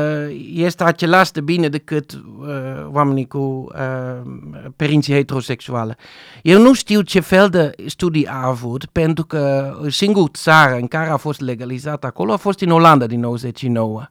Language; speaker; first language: Romanian; non-native, fluent; Dutch